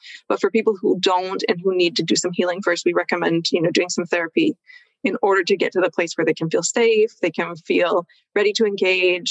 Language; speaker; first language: English; native; English